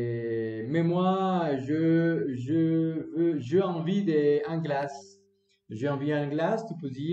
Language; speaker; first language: French; non-native, learner; Spanish